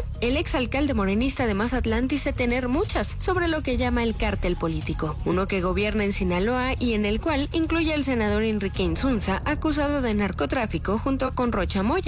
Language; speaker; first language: Spanish; native; Spanish